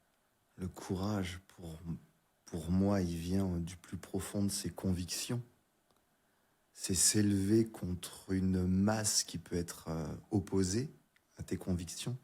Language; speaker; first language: French; native; French